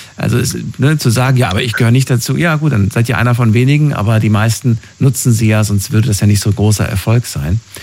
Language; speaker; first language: German; native; German